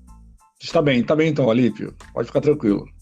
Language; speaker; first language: Portuguese; native; Portuguese